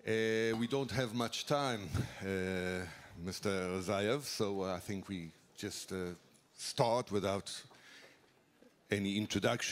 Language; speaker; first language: English; non-native, fluent; Hebrew